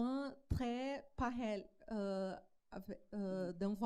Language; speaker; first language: French; non-native, learner; Portuguese